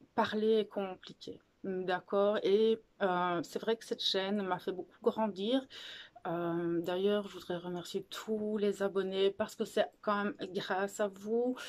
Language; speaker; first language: French; native; French